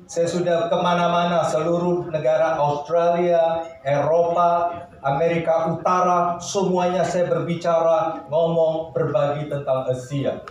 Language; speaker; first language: Indonesian; native; Indonesian